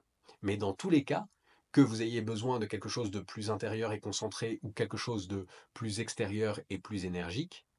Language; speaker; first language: French; native; French